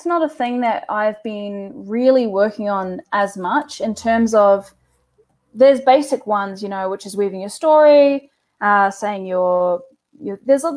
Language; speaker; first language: English; native; English